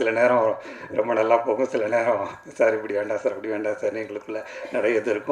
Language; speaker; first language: Tamil; native; Tamil